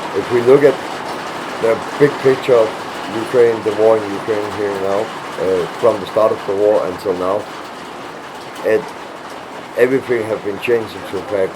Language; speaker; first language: English; non-native, fluent; Danish